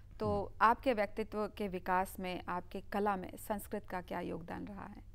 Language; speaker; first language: Hindi; native; Hindi